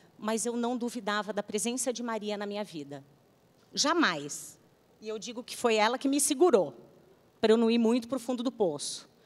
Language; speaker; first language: Portuguese; native; Portuguese